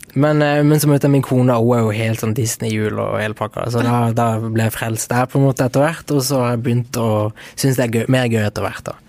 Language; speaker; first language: Norwegian; early bilingual, other home language; Spanish